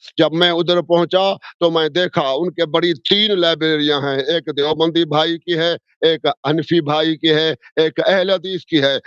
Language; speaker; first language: Urdu; non-native, local second language; Sindhi